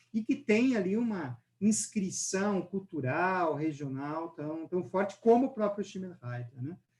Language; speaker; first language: Portuguese; native; Portuguese